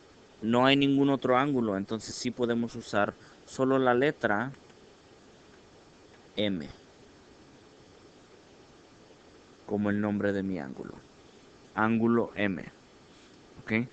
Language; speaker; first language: Spanish; early bilingual, heritage; Spanish